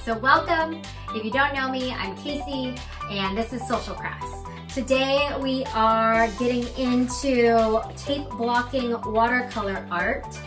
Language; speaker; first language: English; native; English